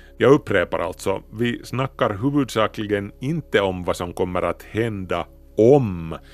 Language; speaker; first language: Swedish; native; Swedish